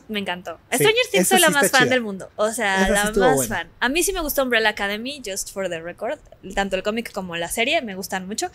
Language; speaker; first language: Spanish; native; Spanish